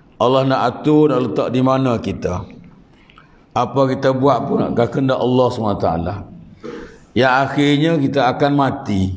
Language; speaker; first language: Malay; native; Malay